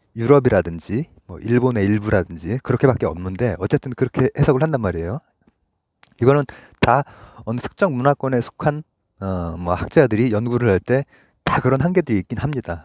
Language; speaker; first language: Korean; native; Korean